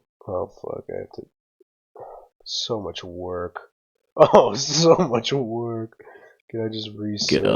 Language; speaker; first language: English; native; English